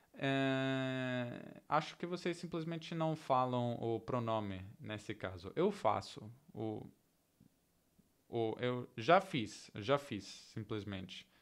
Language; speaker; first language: Portuguese; non-native, learner; Italian